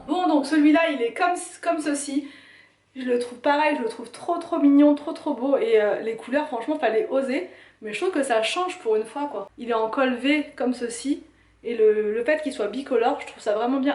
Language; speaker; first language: French; native; French